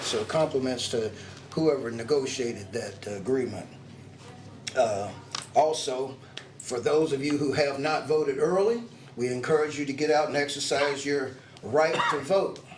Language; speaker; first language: English; native; English